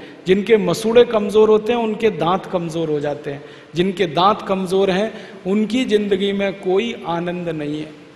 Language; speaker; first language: Hindi; native; Hindi